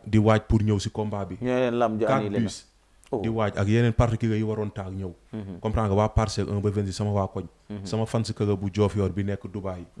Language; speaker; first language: Wolof; non-native, local second language; Serer